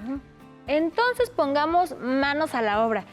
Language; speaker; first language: Spanish; native; Spanish